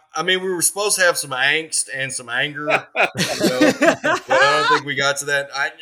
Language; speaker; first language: English; native; English